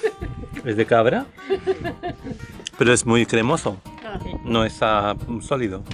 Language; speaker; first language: Spanish; non-native, learner; French